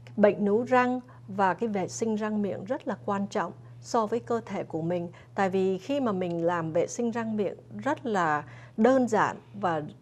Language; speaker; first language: Vietnamese; early bilingual, other home language; English